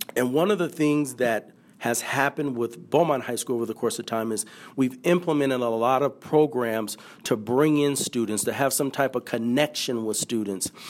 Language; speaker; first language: English; native; English